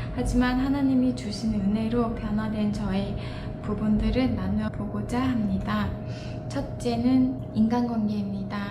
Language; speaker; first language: Korean; non-native, fluent; Mongolian